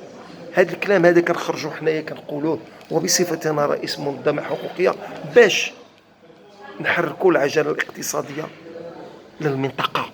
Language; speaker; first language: Arabic; native; Arabic